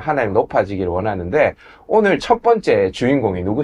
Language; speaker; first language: Korean; native; Korean